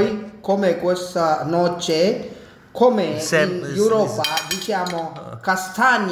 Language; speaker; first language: Italian; non-native, learner; Sinhala